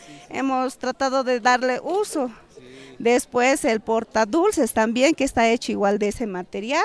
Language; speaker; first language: Spanish; non-native, local second language; Quechua